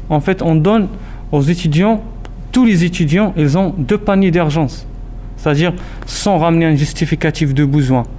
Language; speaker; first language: French; non-native, local second language; Arabic